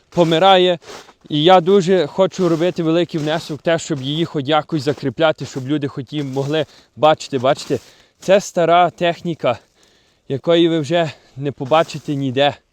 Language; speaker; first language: Ukrainian; native; Ukrainian